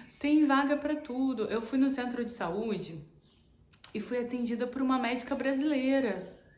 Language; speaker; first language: Portuguese; native; Portuguese